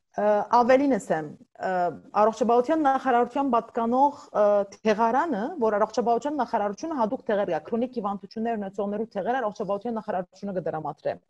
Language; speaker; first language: Armenian; early bilingual, heritage; Armenian